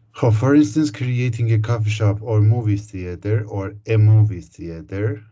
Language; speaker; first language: English; non-native, fluent; Azerbaijani